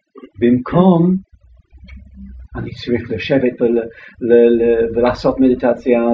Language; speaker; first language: Hebrew; non-native, fluent; English